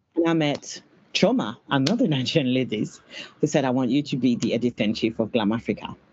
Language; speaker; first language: English; non-native, fluent; French